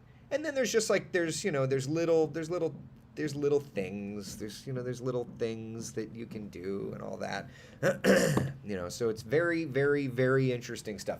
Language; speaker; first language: English; native; English